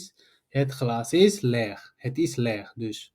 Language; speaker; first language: Dutch; non-native, learner; Tigrinya